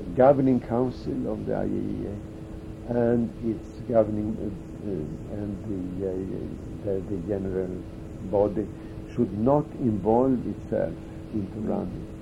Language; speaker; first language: English; non-native, fluent; Swedish